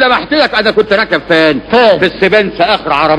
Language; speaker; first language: Arabic; native; Arabic